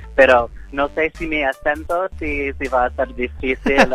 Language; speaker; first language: Spanish; non-native, fluent; English